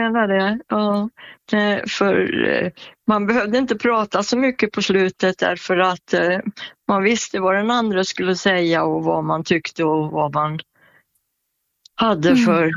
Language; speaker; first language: Swedish; native; Swedish